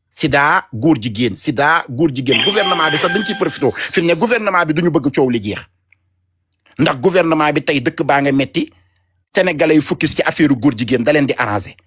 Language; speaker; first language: Wolof; native; Wolof